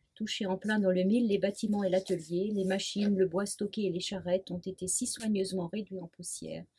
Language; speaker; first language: French; non-native, local second language; Swiss German